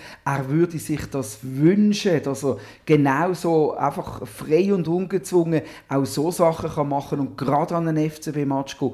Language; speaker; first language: German; native; German